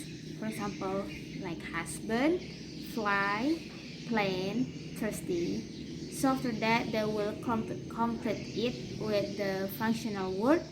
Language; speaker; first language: English; non-native, learner; Indonesian